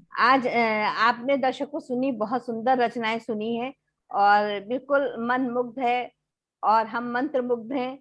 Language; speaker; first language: Hindi; native; Hindi